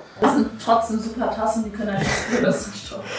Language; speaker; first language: German; native; German